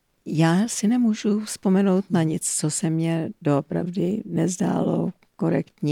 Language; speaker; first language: Czech; early bilingual, heritage; Czech